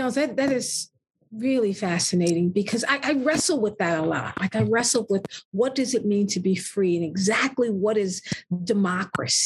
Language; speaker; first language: English; native; English